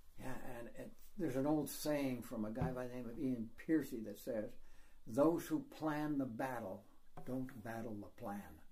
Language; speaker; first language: English; native; English